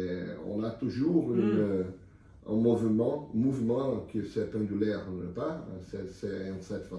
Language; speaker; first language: French; non-native, learner; Portuguese